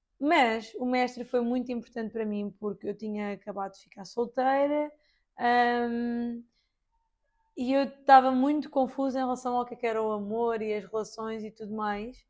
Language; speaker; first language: Portuguese; native; Portuguese